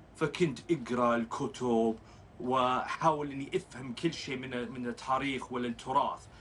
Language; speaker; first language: Arabic; non-native, fluent; English